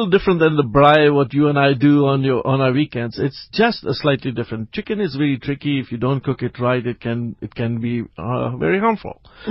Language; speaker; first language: English; non-native, local second language; Urdu